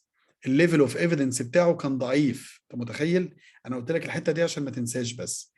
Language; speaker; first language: Arabic; native; Arabic